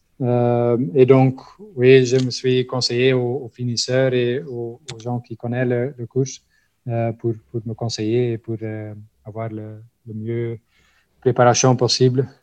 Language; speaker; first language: French; non-native, local second language; Dutch